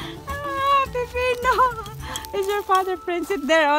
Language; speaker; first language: English; non-native, local second language; Filipino